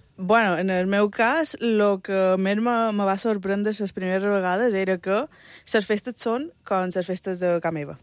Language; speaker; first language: Catalan; early bilingual, other home language; Spanish